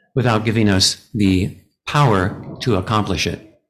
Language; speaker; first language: English; native; English